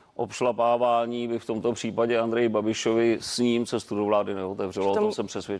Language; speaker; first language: Czech; native; Czech